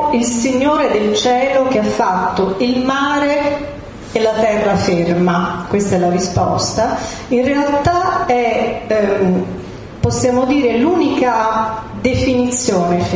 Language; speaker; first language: Italian; native; Italian